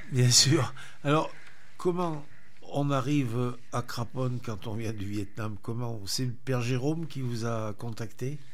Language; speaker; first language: French; native; French